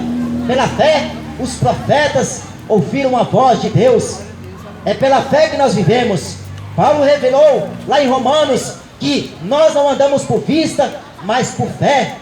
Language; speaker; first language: Portuguese; native; Portuguese